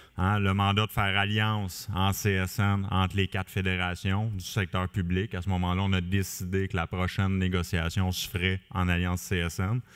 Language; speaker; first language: French; native; French